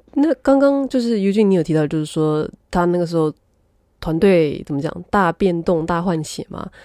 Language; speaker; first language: Chinese; native; Chinese